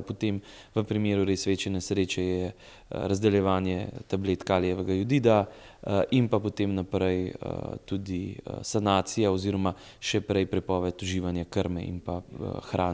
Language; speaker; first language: Slovenian; native; Slovenian